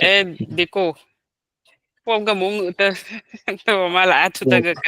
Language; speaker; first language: French; non-native, local second language; Ghomala